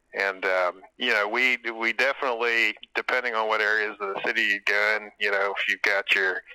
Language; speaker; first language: English; native; English